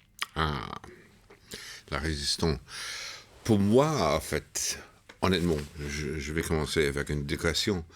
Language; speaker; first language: French; non-native, fluent; English